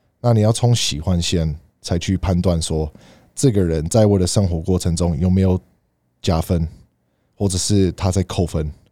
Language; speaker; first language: Chinese; early bilingual, heritage; Chinese